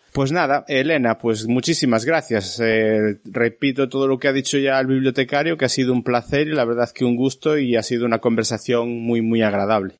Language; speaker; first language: Spanish; native; Spanish